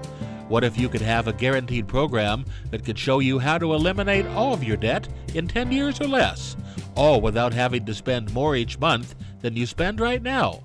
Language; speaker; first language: English; native; English